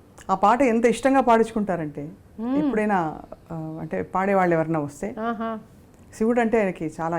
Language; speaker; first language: Telugu; native; Telugu